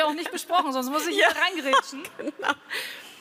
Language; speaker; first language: German; native; German